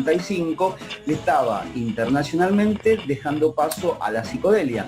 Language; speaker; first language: Spanish; native; Spanish